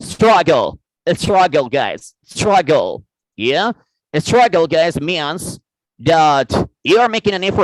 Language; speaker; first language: English; non-native, fluent; Spanish